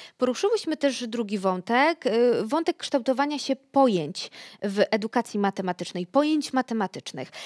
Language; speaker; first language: Polish; native; Polish